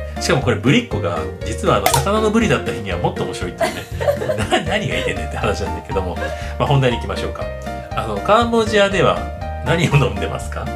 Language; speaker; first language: Japanese; native; Japanese